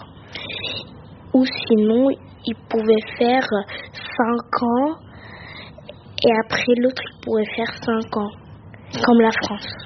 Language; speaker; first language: French; early bilingual, other home language; Arabic